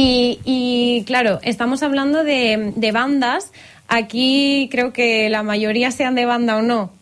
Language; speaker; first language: Portuguese; non-native, learner; Catalan